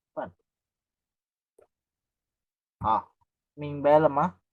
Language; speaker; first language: Chinese; non-native, fluent; Indonesian